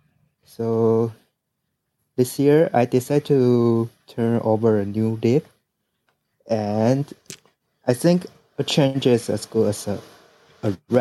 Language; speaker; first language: English; non-native, learner; Chinese